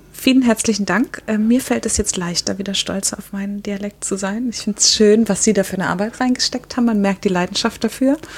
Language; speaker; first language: German; native; German